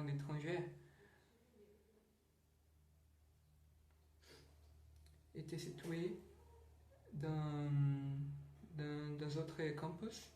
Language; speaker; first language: French; non-native, learner; Portuguese